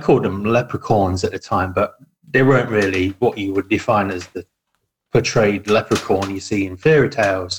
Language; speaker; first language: English; native; English